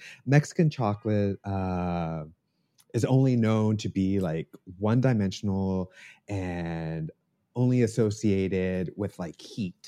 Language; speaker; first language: English; native; English